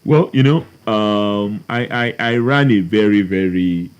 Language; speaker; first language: English; non-native, local second language; Yoruba